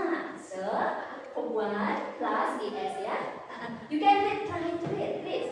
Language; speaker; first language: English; non-native, learner; Indonesian